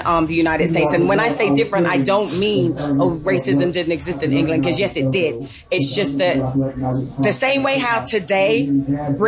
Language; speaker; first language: English; native; English